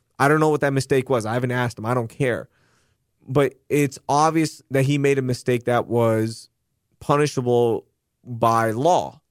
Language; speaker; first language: English; early bilingual, other home language; Urdu